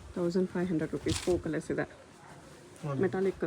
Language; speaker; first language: Kannada; native; Kannada